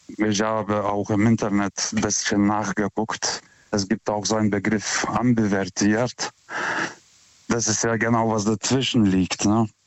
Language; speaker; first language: German; non-native, fluent; Lithuanian